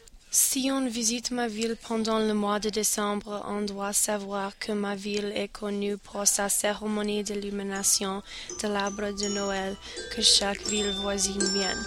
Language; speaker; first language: French; non-native, learner; English